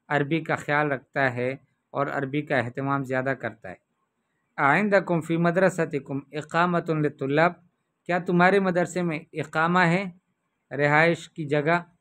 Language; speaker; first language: Urdu; native; Urdu